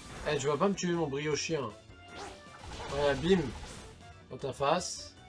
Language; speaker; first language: French; native; French